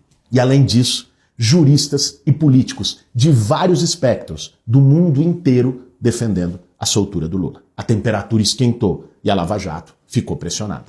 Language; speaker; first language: Portuguese; native; Portuguese